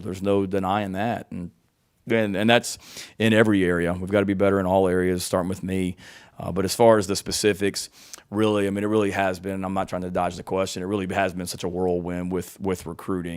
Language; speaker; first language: English; native; English